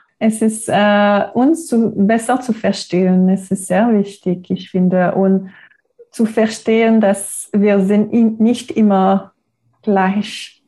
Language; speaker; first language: German; non-native, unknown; French